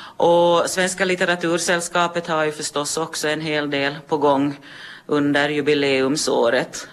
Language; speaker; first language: Swedish; native; Swedish